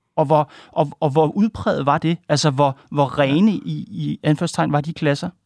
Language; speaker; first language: Danish; native; Danish